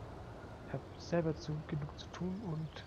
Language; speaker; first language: German; native; German